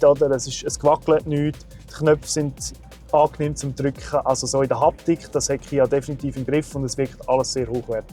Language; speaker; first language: German; native; German